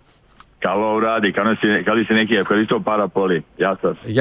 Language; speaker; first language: Greek; non-native, learner; Serbian